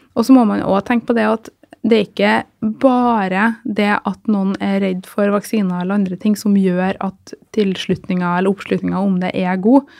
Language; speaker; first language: Norwegian; native; Norwegian